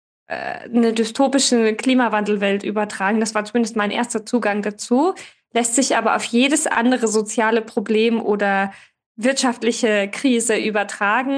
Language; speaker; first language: German; native; German